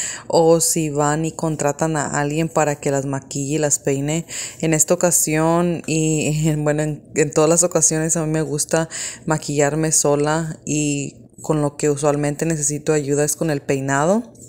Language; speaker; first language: Spanish; native; Spanish